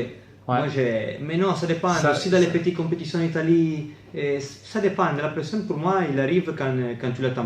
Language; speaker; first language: French; non-native, fluent; Italian